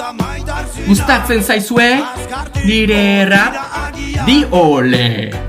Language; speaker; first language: Basque; non-native, learner; English